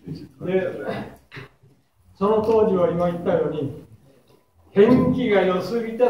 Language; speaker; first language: Japanese; native; Japanese